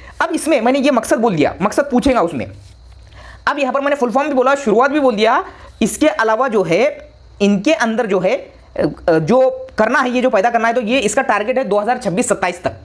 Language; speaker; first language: Hindi; non-native, local second language; Urdu